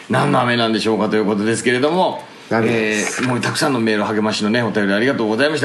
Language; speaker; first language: Japanese; native; Japanese